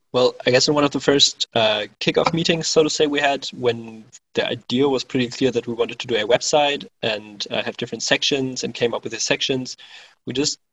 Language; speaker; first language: English; non-native, fluent; German